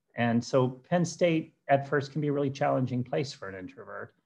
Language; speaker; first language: English; native; English